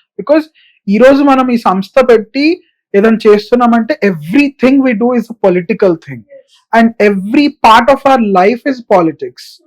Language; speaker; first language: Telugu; native; Telugu